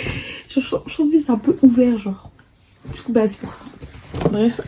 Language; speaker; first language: French; native; French